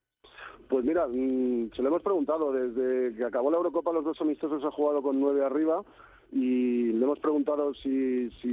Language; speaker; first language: Spanish; native; Spanish